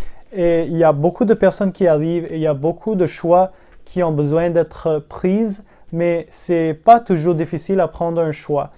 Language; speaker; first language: French; non-native, learner; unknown